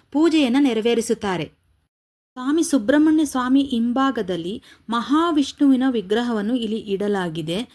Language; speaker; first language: Kannada; native; Kannada